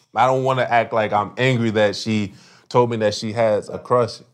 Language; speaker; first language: English; native; English